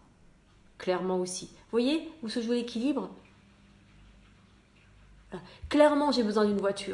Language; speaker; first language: French; native; French